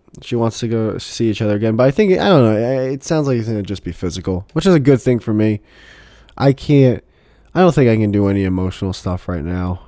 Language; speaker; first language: English; native; English